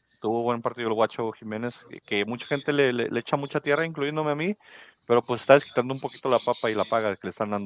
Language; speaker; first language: Spanish; native; Spanish